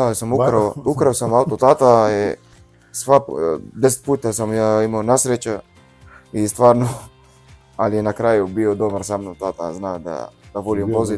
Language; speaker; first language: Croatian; non-native, learner; Arabic